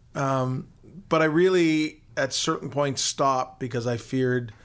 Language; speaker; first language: English; native; English